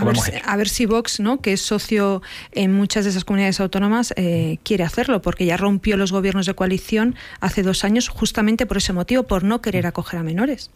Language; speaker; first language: Spanish; native; Spanish